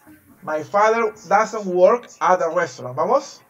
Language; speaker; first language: English; non-native, fluent; Spanish